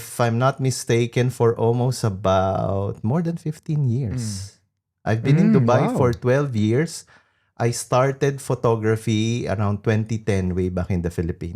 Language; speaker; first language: English; non-native, local second language; Filipino